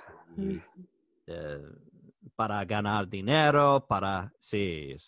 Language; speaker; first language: Spanish; non-native, learner; English